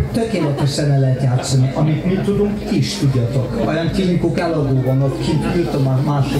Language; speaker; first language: Hungarian; non-native, fluent; German